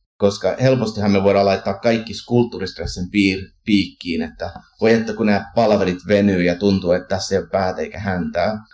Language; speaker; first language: Finnish; early bilingual, heritage; Finnish